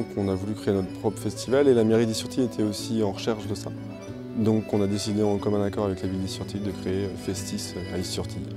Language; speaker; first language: French; native; French